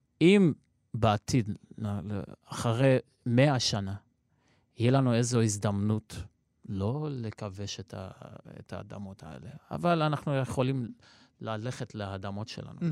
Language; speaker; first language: Hebrew; non-native, local second language; Armenian